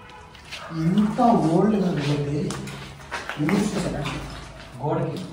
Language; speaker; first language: Telugu; native; Telugu